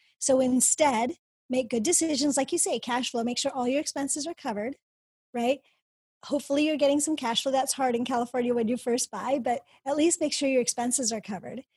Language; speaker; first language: English; early bilingual, other home language; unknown